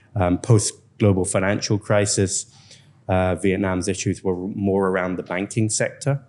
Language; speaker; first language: English; native; English